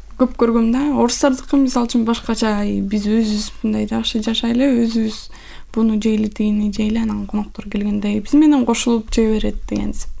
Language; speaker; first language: Kyrgyz; non-native, local second language; Russian